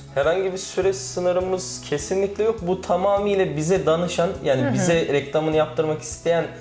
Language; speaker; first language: Turkish; native; Turkish